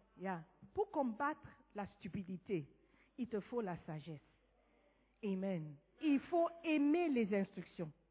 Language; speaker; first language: French; non-native, fluent; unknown